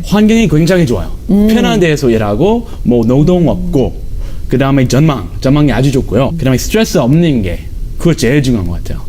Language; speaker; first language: Korean; non-native, fluent; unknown